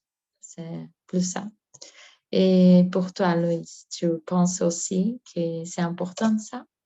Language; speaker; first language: French; non-native, learner; Portuguese